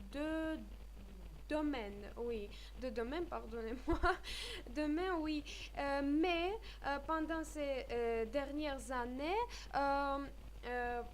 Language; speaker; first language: French; non-native, fluent; Armenian